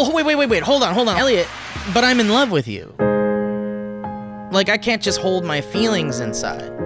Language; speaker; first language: English; native; English